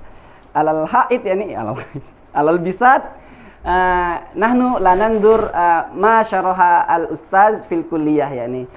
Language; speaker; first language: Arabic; non-native, fluent; Indonesian